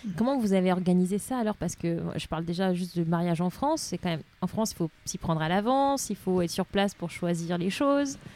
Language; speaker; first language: French; native; French